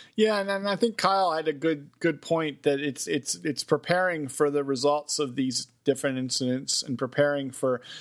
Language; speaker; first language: English; native; English